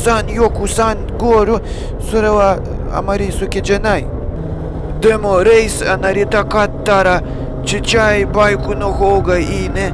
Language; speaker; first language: Japanese; non-native, learner; Russian